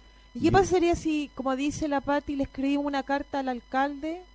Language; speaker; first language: Spanish; native; Spanish